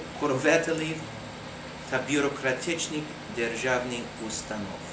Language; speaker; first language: Ukrainian; non-native, learner; English